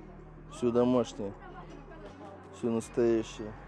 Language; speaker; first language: Russian; native; Russian